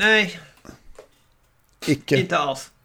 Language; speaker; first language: Swedish; non-native, learner; English